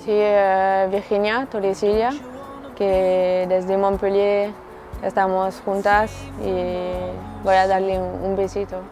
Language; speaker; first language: Spanish; non-native, learner; French